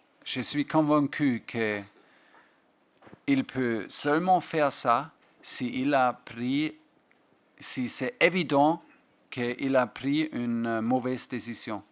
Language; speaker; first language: French; non-native, fluent; German